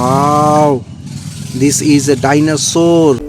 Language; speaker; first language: English; non-native, learner; Indonesian